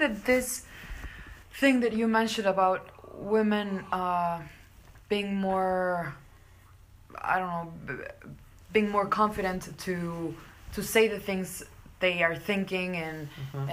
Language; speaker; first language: English; non-native, fluent; Spanish